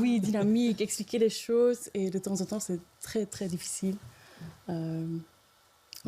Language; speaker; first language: French; non-native, local second language; Dutch